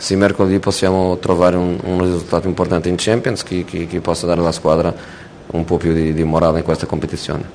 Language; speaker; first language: Italian; non-native, fluent; Portuguese